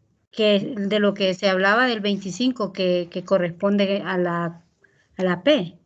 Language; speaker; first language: Spanish; native; Spanish